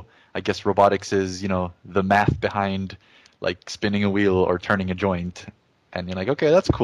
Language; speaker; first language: English; early bilingual, other home language; Spanish